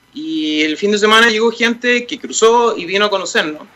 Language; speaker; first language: Spanish; native; Spanish